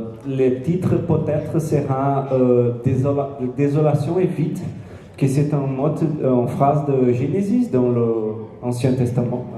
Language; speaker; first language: French; non-native, learner; Portuguese